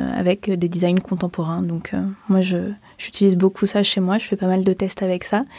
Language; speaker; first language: French; native; French